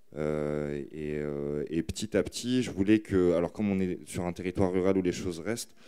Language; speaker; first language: French; native; French